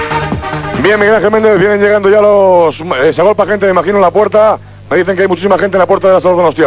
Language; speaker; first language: Spanish; native; Spanish